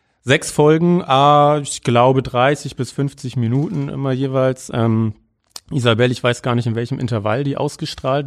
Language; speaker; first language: German; native; German